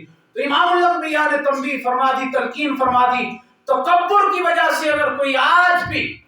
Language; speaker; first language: Urdu; native; Urdu